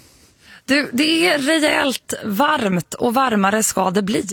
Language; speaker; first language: Swedish; native; Swedish